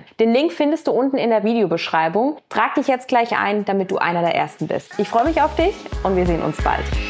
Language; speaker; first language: German; native; German